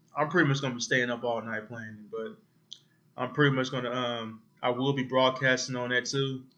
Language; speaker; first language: English; native; English